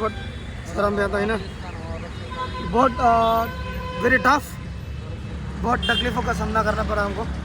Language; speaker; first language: Hindi; non-native, local second language; Bangla